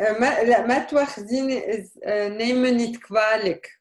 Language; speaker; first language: Dutch; non-native, learner; Arabic